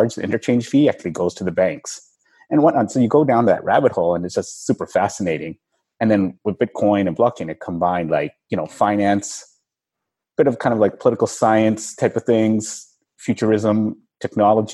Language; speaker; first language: English; native; English